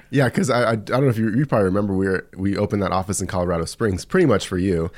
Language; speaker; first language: English; early bilingual, other home language; Spanish